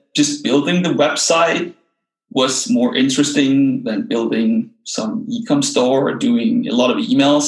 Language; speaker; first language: English; non-native, fluent; Danish